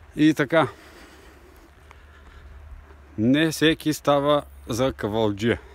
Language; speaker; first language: Bulgarian; native; Bulgarian